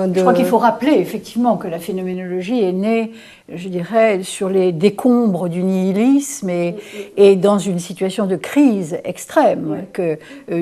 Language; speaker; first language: French; native; French